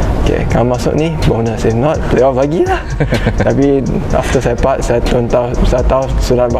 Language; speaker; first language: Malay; non-native, local second language; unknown